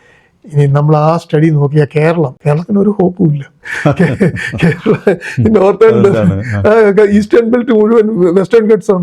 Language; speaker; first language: Malayalam; native; Malayalam